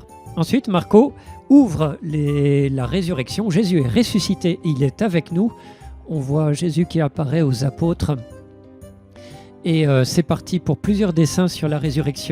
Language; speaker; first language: French; native; French